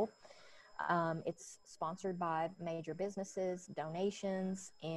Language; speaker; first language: English; native; English